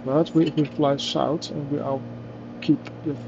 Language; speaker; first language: English; non-native, fluent; Dutch